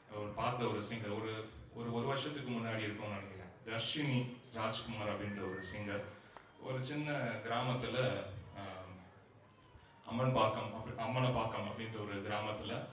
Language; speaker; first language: Tamil; native; Tamil